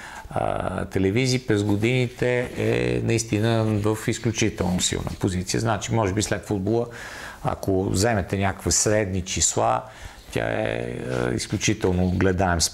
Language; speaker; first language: Bulgarian; native; Bulgarian